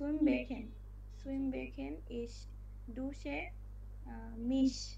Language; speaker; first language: German; non-native, learner; Bangla